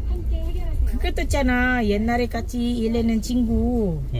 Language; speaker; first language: Korean; non-native, learner; Filipino